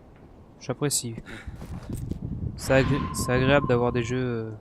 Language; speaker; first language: French; native; French